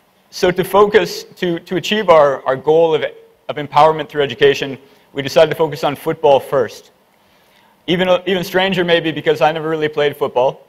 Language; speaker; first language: English; native; English